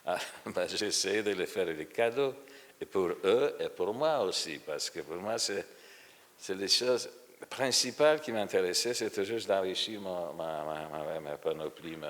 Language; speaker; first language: French; non-native, fluent; Polish